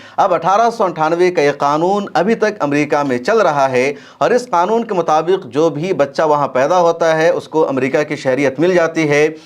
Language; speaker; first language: Urdu; native; Urdu